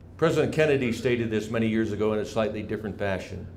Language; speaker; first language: English; native; English